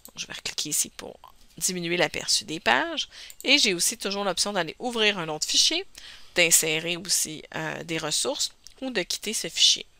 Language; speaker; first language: French; native; French